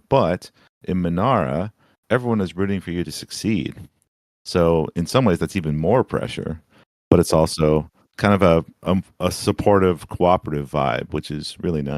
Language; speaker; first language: English; native; English